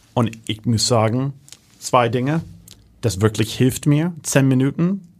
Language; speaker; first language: German; non-native, fluent; English